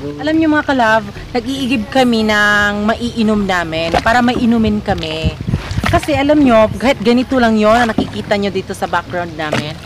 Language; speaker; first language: Filipino; non-native, local second language; Cebuano